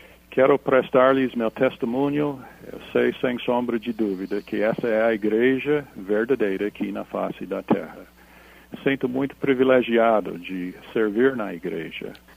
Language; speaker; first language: Portuguese; non-native, fluent; English